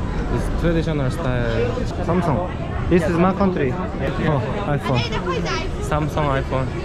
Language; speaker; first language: English; non-native, fluent; Korean